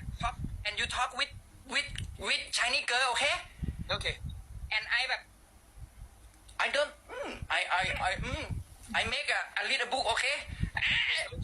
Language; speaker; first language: English; non-native, learner; Thai